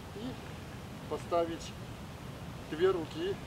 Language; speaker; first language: Russian; non-native, learner; Chinese